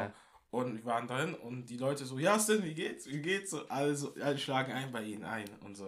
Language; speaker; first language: German; non-native, local second language; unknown